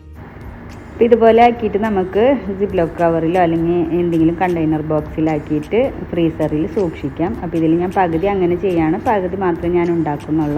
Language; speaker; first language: Malayalam; native; Malayalam